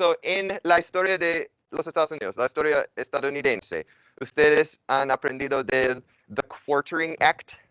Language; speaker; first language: Spanish; non-native, fluent; English